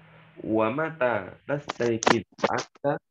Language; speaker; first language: Arabic; non-native, fluent; Indonesian